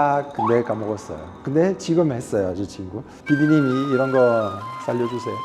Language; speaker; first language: Korean; non-native, fluent; Italian